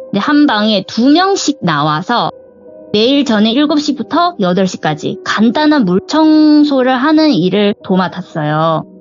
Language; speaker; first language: Korean; non-native, fluent; Chinese